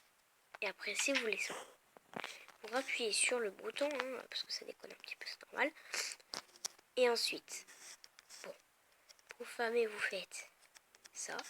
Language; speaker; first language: French; native; French